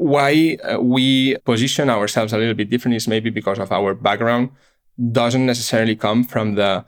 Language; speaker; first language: English; non-native, fluent; Catalan